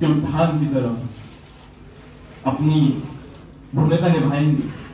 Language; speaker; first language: Hindi; native; Hindi